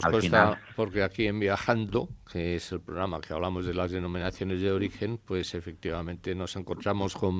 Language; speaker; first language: Spanish; native; Spanish